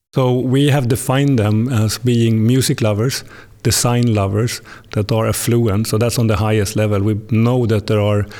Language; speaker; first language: English; non-native, fluent; Swedish